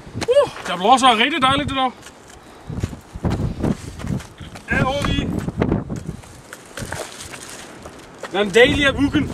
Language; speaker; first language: Norwegian; non-native, learner; Swedish